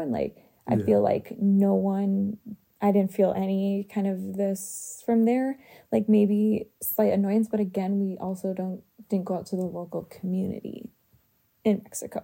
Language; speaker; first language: English; native; English